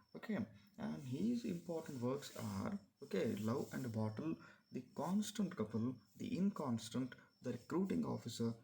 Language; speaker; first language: English; non-native, local second language; Kannada